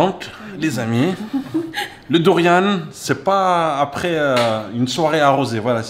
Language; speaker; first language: French; native; French